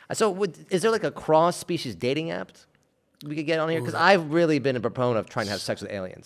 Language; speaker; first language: English; native; English